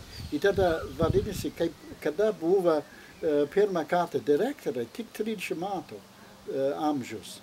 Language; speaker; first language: Lithuanian; non-native, learner; English